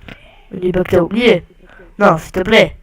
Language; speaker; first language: French; native; French